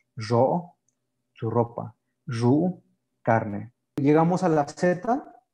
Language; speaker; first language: Spanish; native; Spanish